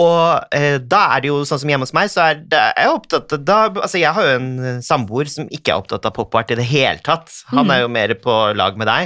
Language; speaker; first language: Norwegian; native; Norwegian